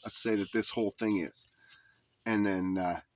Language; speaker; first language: English; native; English